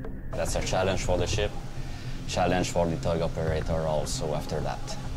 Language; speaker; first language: English; non-native, fluent; French